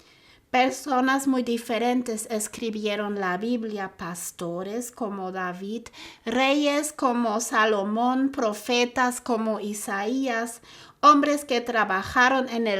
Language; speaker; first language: Spanish; non-native, fluent; German